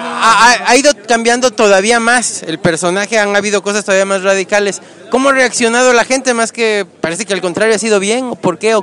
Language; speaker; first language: Spanish; native; Spanish